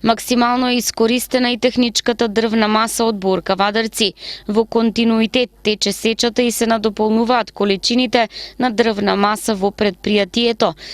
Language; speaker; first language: Macedonian; native; Macedonian